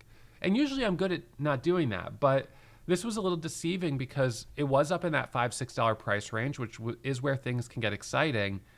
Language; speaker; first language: English; native; English